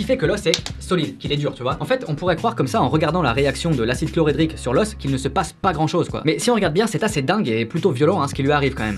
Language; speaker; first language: French; native; French